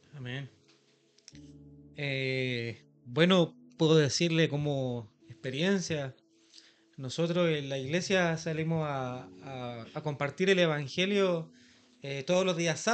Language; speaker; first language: Spanish; native; Spanish